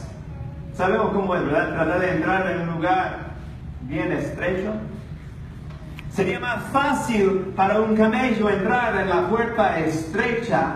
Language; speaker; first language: Spanish; non-native, fluent; English